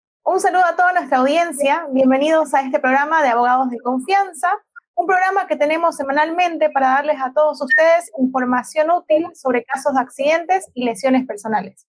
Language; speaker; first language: Spanish; native; Spanish